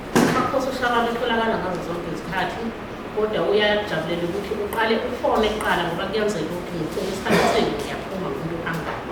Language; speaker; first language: Zulu; non-native, local second language; Xhosa